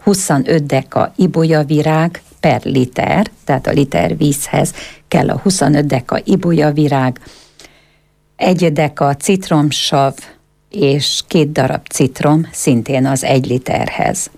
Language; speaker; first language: Hungarian; native; Hungarian